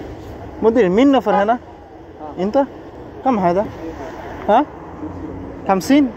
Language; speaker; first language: Arabic; non-native, learner; Bangla